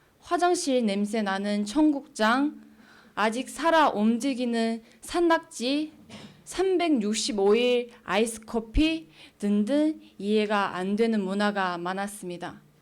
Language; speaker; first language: Korean; non-native, fluent; Chinese